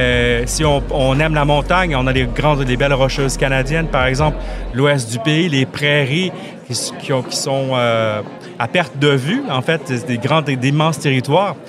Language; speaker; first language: French; native; French